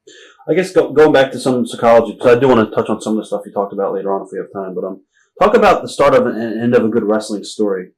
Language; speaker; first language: English; native; English